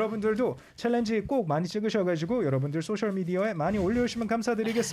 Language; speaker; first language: Korean; native; Korean